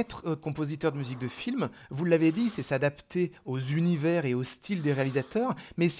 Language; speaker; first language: French; native; French